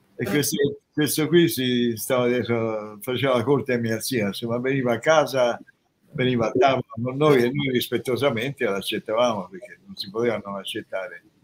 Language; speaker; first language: Italian; native; Italian